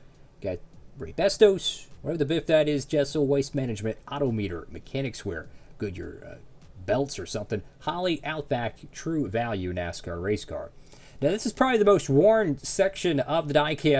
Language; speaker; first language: English; native; English